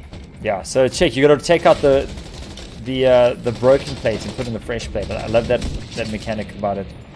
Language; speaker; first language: English; native; English